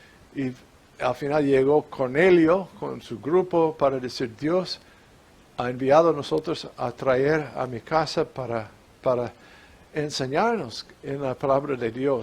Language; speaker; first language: Spanish; non-native, fluent; English